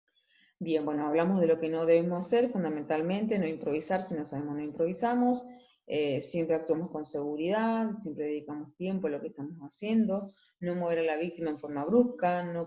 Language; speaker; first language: Spanish; native; Spanish